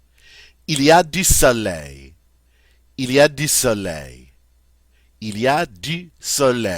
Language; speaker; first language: French; non-native, fluent; English